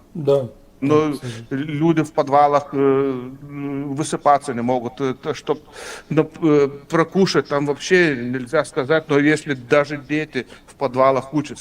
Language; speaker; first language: Russian; non-native, fluent; Lithuanian